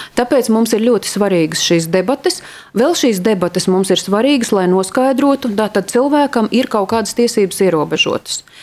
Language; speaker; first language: Latvian; native; Latvian